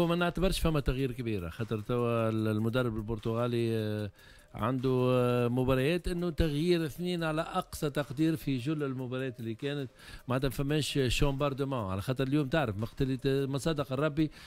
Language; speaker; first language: Arabic; native; Arabic